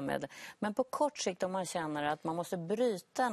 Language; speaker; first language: Swedish; native; Swedish